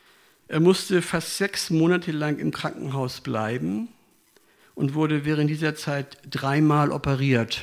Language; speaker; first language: German; native; German